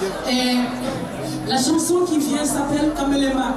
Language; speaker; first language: French; non-native, local second language; Bambara